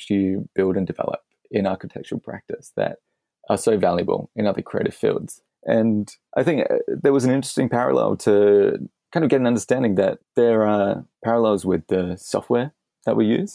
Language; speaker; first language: English; native; English